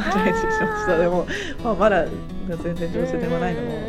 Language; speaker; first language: Japanese; non-native, learner; English